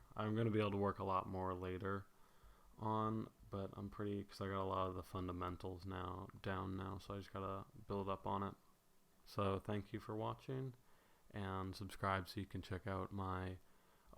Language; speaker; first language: English; native; English